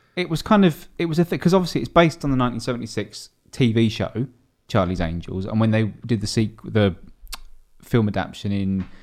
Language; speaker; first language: English; native; English